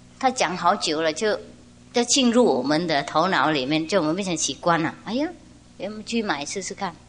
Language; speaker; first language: Chinese; non-native, fluent; Vietnamese